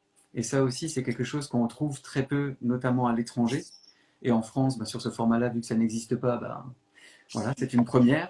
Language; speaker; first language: French; native; French